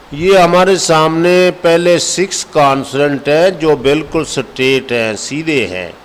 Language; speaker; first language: Urdu; non-native, local second language; Punjabi